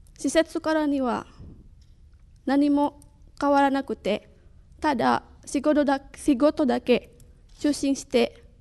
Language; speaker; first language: Japanese; non-native, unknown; Indonesian